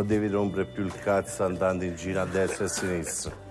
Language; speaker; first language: Italian; native; Italian